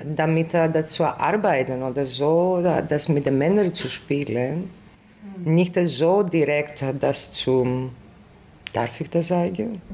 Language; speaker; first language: German; non-native, fluent; Greek